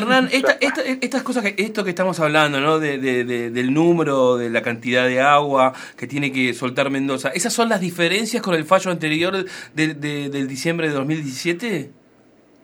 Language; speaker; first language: Spanish; native; Spanish